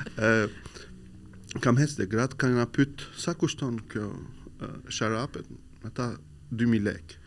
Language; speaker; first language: Albanian; non-native, learner; Arabic